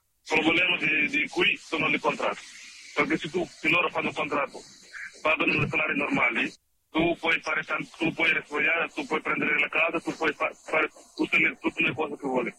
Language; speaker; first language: Italian; non-native, learner; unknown